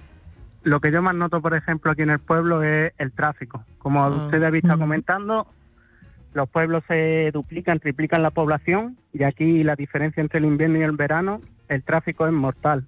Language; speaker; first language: Spanish; native; Spanish